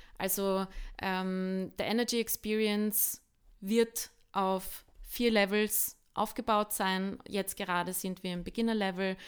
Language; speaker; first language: German; early bilingual, other home language; Bosnian